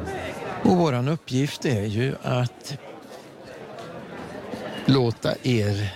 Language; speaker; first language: Swedish; native; Swedish